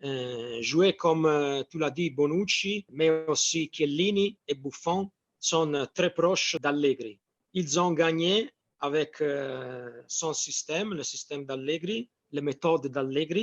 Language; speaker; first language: French; non-native, fluent; Italian